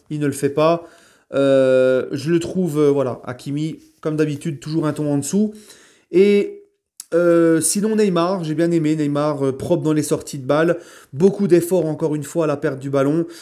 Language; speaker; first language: French; native; French